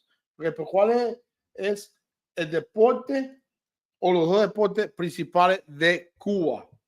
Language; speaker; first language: Spanish; early bilingual, heritage; Spanish